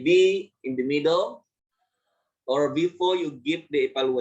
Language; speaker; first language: English; non-native, fluent; Indonesian